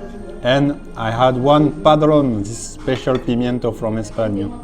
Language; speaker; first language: English; non-native, learner; French